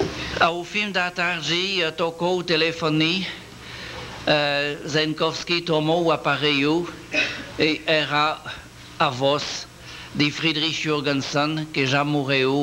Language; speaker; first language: Portuguese; non-native, learner; French